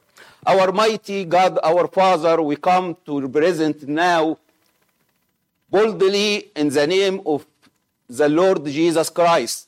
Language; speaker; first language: English; non-native, fluent; Arabic